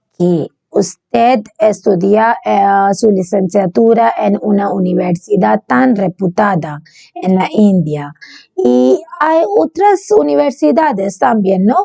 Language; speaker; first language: Spanish; non-native, learner; Bangla